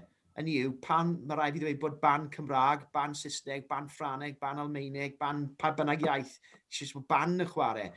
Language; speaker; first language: Welsh; native; Welsh